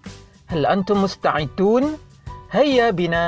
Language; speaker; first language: Arabic; non-native, fluent; Malay